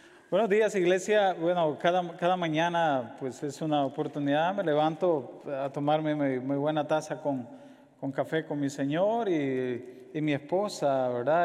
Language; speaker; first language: Spanish; native; Spanish